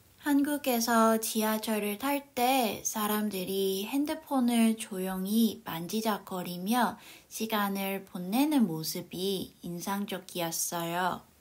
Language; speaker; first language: Korean; non-native, fluent; Cantonese